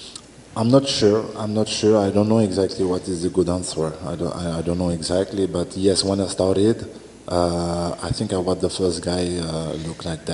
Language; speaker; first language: English; non-native, learner; French